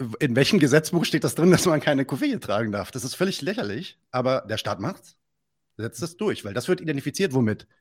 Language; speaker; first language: German; early bilingual, other home language; Arabic